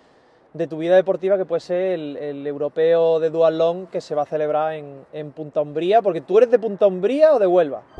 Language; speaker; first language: Spanish; native; Spanish